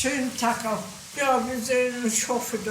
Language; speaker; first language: German; non-native, learner; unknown